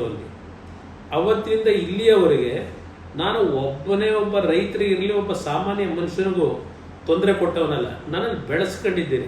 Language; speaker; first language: Kannada; native; Kannada